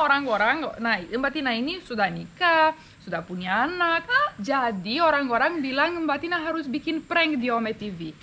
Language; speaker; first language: Indonesian; non-native, fluent; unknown